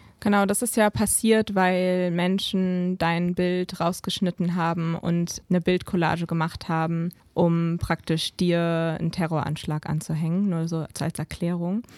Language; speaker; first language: German; native; German